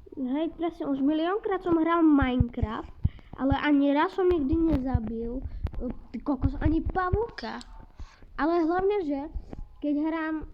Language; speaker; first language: Slovak; non-native, local second language; Czech